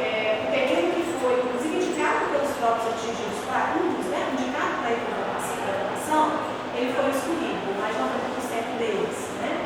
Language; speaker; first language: Portuguese; native; Portuguese